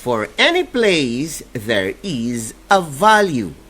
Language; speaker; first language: English; non-native, local second language; Filipino